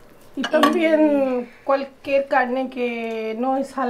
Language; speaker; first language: Spanish; non-native, learner; Urdu